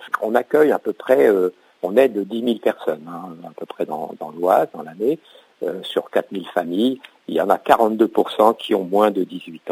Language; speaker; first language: French; native; French